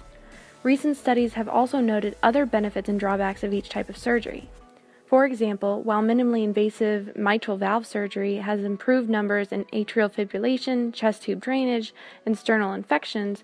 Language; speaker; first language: English; native; English